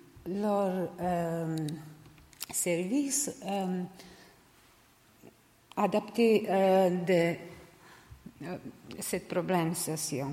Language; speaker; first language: French; non-native, learner; Serbian